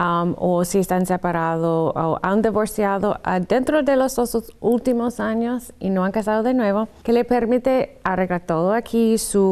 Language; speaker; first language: Spanish; non-native, fluent; English